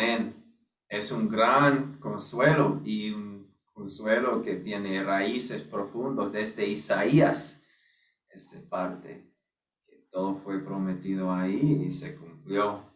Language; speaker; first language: Spanish; non-native, fluent; English